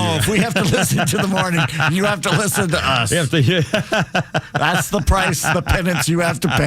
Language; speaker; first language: English; native; English